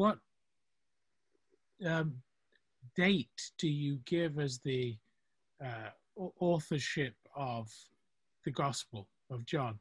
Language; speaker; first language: English; native; English